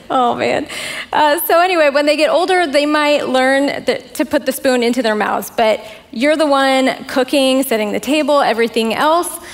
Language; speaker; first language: English; native; English